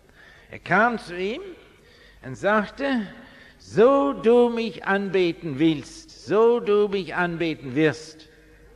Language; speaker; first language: German; non-native, fluent; English